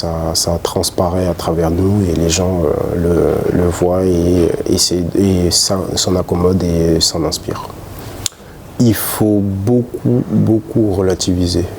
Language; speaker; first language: French; early bilingual, other home language; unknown